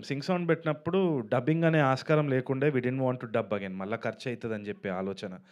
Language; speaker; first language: Telugu; native; Telugu